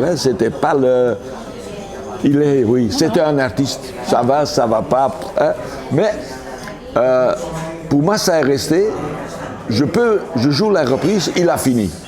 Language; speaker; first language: French; non-native, local second language; Dutch